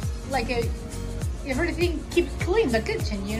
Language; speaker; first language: English; non-native, learner; Spanish